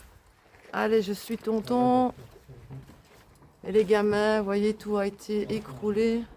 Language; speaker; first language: French; native; French